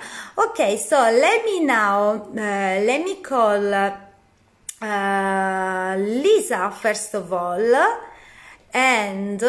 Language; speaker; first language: English; non-native, fluent; Italian